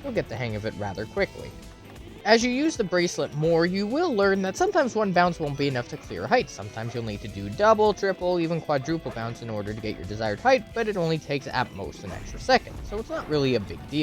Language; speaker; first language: English; native; English